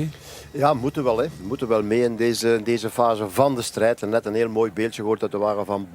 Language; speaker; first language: Dutch; native; Dutch